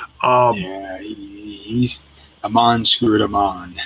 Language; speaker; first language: English; native; English